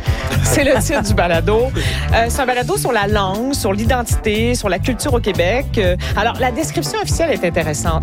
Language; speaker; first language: French; native; French